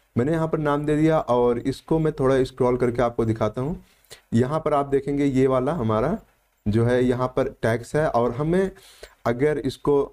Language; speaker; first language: Hindi; native; Hindi